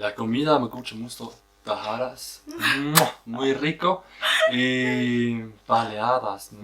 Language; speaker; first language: Spanish; non-native, learner; German